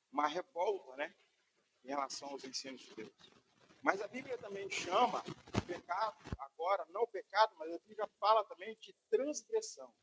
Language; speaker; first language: Portuguese; native; Portuguese